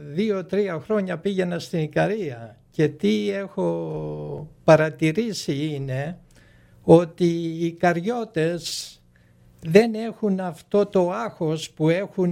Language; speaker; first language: Greek; early bilingual, other home language; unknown